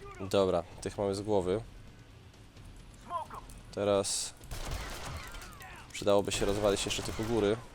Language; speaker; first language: Polish; native; Polish